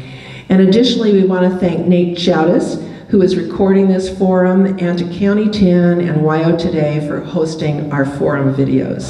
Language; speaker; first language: English; native; English